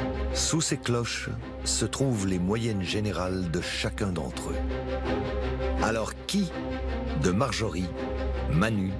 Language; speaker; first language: French; native; French